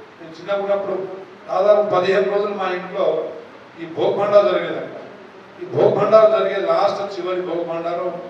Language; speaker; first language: Telugu; non-native, local second language; Lambadi